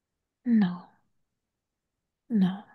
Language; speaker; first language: French; non-native, fluent; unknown